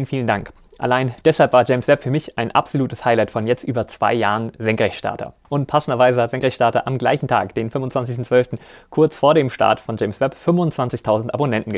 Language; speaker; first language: German; native; German